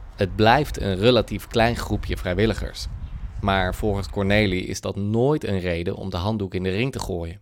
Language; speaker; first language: Dutch; native; Dutch